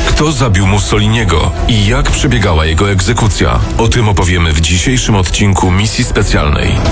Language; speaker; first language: Polish; native; Polish